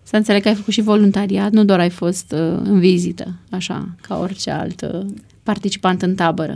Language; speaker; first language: Romanian; native; Romanian